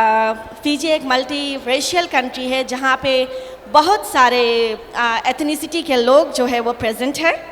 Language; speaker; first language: Hindi; early bilingual, heritage; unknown